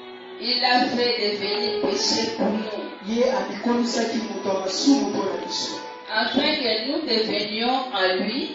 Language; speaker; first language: French; non-native, local second language; Lingala